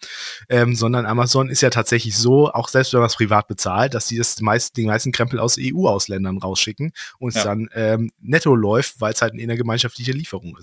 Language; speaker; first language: German; native; German